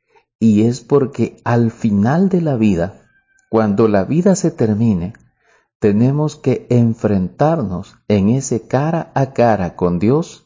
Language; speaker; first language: Spanish; native; Spanish